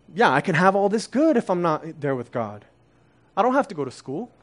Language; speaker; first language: English; early bilingual, other home language; Korean